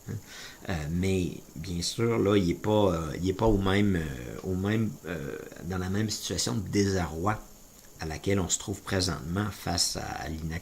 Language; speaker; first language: French; native; French